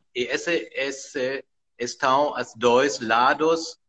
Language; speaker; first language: Portuguese; non-native, learner; German